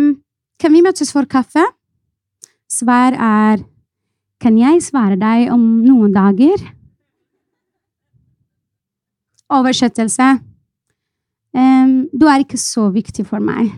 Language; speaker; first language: Norwegian; non-native, fluent; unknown